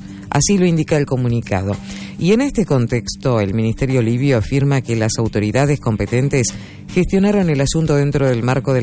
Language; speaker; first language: Spanish; native; Spanish